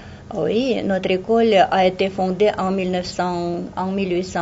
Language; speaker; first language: French; non-native, fluent; Russian